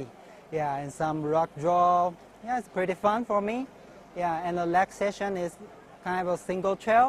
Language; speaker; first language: English; non-native, learner; Chinese